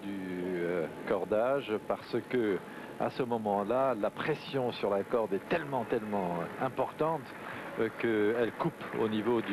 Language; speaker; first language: French; native; French